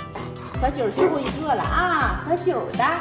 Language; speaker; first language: Chinese; native; Chinese